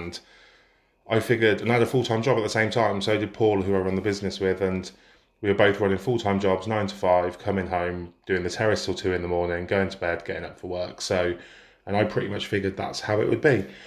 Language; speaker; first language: English; native; English